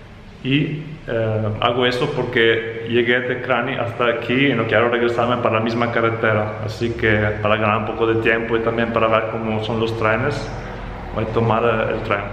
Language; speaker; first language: Spanish; non-native, fluent; Italian